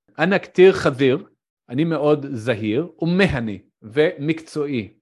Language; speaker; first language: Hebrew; native; Hebrew